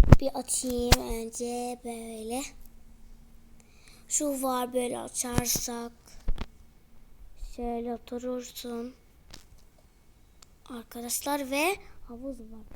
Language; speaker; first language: Turkish; early bilingual, heritage; Turkish